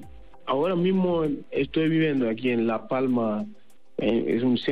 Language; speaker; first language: Spanish; non-native, learner; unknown